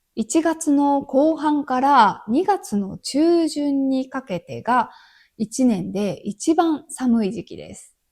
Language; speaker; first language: Japanese; native; Japanese